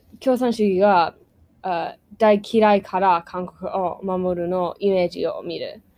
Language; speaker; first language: Japanese; non-native, learner; English